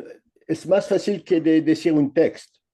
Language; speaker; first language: Spanish; non-native, learner; French